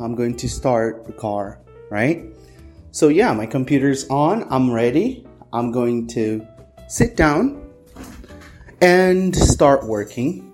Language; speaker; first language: English; non-native, fluent; Portuguese